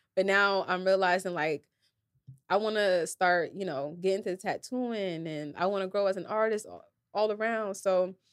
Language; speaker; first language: English; native; English